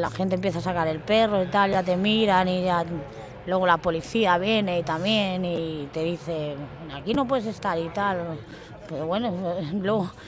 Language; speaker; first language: Spanish; native; Spanish